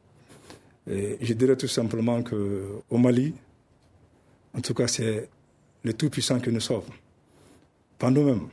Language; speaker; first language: French; non-native, local second language; Bambara